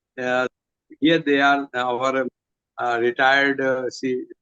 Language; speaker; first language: English; non-native, local second language; Hindi